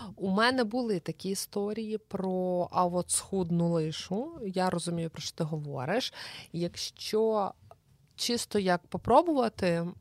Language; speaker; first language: Ukrainian; native; Ukrainian